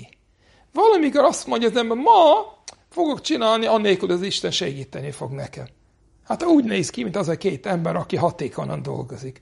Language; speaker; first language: Hungarian; non-native, fluent; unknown